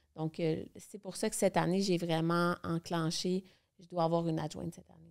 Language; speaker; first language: French; native; French